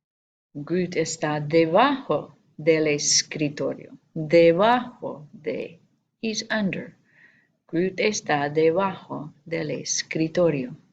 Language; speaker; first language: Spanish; non-native, fluent; English